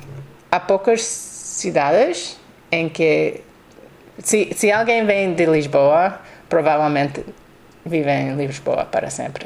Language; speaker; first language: Portuguese; non-native, learner; English